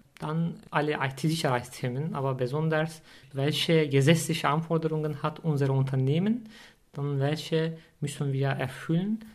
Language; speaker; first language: German; non-native, fluent; Turkish